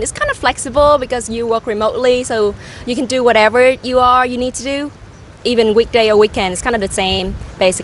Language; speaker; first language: English; non-native, fluent; Slovak